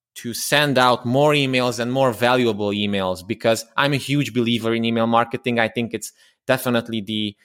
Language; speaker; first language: English; non-native, fluent; Romanian